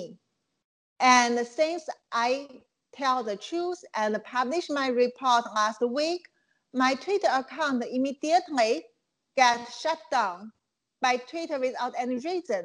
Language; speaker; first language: English; non-native, fluent; Chinese